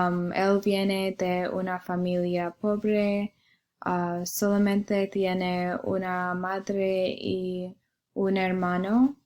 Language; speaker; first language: Spanish; non-native, learner; English